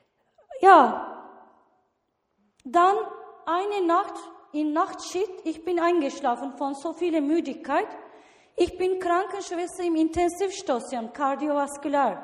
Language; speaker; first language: German; non-native, learner; Turkish